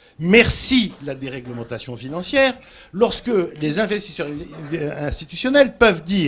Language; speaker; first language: French; native; French